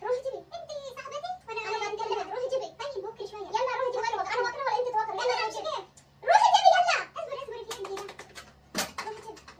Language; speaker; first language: Arabic; non-native, learner; Oromo